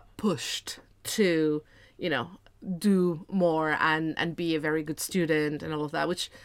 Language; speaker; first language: English; non-native, fluent; Spanish